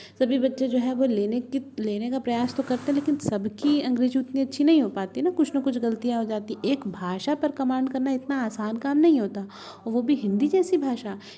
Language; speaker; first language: Hindi; native; Hindi